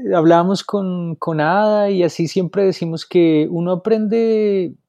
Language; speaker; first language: Spanish; native; Spanish